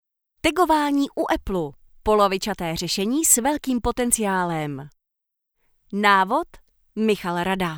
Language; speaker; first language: Czech; native; Czech